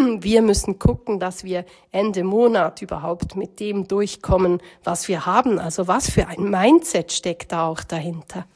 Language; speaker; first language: German; native; German